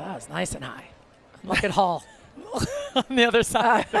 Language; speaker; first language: English; native; English